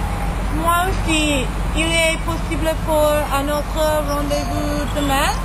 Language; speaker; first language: French; non-native, learner; English